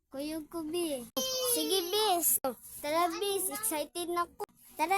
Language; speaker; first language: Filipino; non-native, local second language; Cebuano